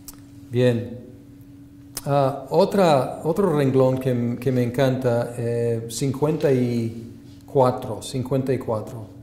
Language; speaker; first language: Spanish; non-native, fluent; English